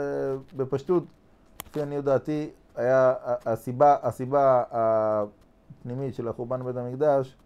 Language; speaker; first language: Hebrew; non-native, fluent; English